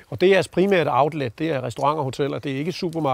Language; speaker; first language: Danish; native; Danish